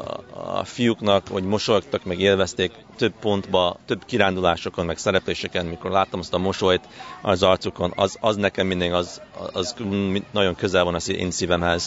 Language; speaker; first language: Hungarian; early bilingual, heritage; Hungarian